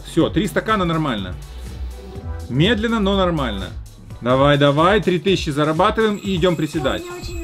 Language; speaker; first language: Russian; native; Russian